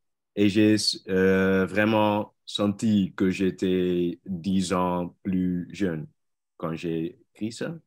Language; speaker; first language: French; non-native, learner; Dutch